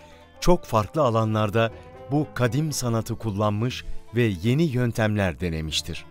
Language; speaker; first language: Turkish; native; Turkish